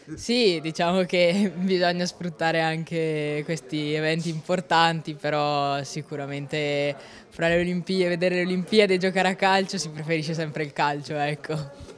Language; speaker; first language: Italian; native; Italian